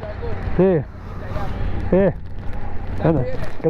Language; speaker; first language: Spanish; non-native, learner; Persian